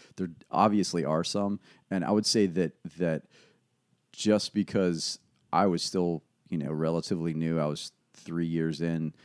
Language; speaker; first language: English; native; English